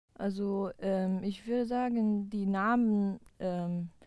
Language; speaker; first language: German; non-native, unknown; Chinese